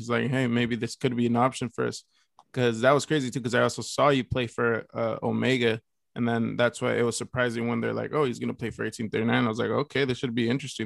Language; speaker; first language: English; early bilingual, other home language; Spanish